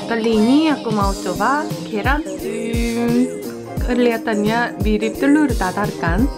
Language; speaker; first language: Indonesian; non-native, fluent; Korean